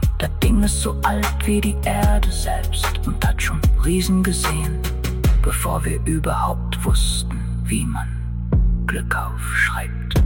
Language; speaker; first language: German; native; German